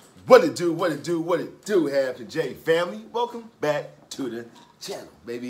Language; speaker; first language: English; native; English